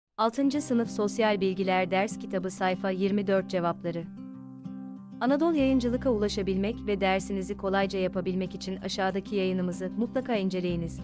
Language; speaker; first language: Turkish; native; Turkish